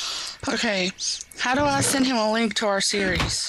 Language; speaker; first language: English; native; English